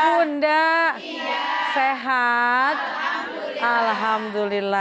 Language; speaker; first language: Indonesian; native; Indonesian